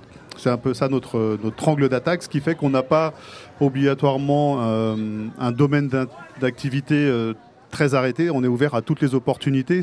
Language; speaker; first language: French; native; French